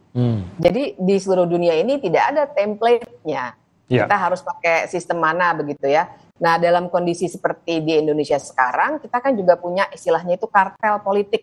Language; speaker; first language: Indonesian; native; Indonesian